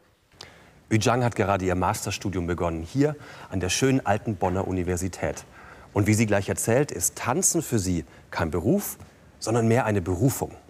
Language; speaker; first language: German; native; German